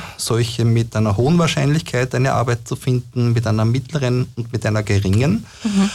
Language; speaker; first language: German; native; German